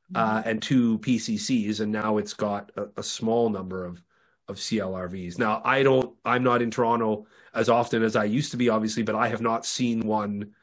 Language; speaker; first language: English; native; English